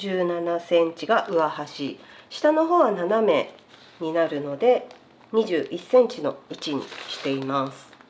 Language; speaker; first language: Japanese; native; Japanese